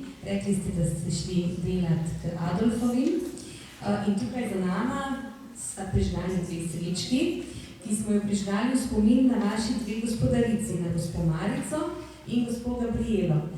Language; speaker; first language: Slovenian; native; Slovenian